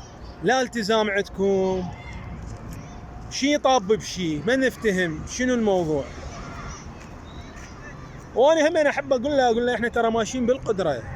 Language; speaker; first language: Arabic; native; Arabic